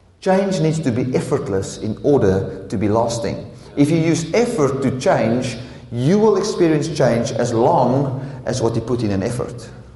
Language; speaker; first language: English; non-native, local second language; Afrikaans